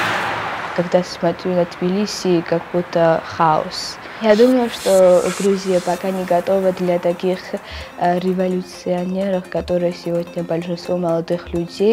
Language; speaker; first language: Russian; non-native, local second language; Georgian